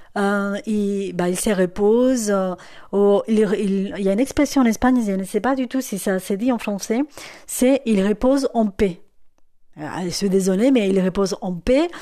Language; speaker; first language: French; non-native, fluent; Spanish